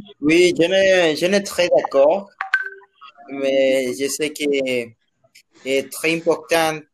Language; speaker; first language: French; non-native, learner; Spanish